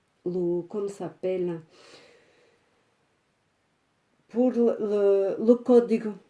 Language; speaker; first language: French; non-native, fluent; Portuguese